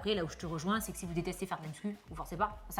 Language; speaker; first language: French; native; French